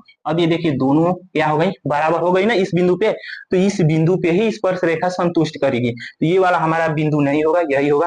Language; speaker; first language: Hindi; native; Hindi